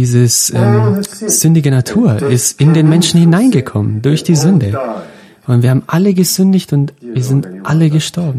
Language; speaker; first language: German; non-native, fluent; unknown